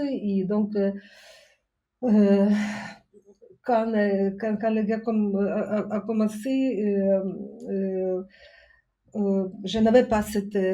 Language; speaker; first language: French; non-native, fluent; Ukrainian